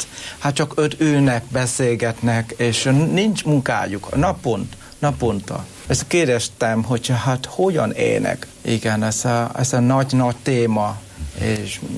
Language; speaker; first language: Hungarian; non-native, learner; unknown